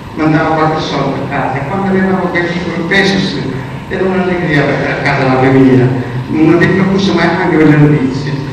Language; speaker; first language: Italian; native; Italian